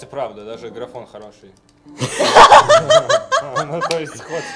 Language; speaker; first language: Russian; native; Russian